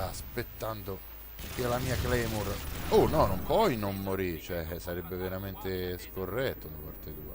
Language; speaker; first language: Italian; native; Italian